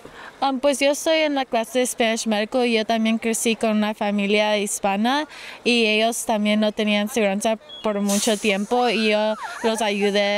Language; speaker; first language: Spanish; early bilingual, heritage; Spanish